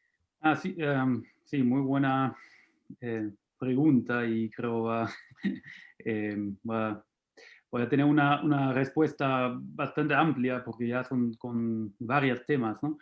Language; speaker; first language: Spanish; non-native, fluent; German